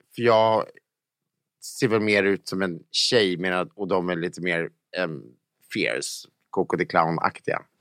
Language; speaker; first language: Swedish; native; Swedish